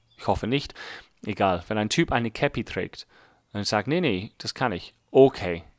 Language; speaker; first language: German; non-native, fluent; English